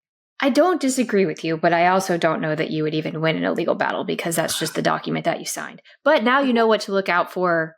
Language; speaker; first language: English; native; English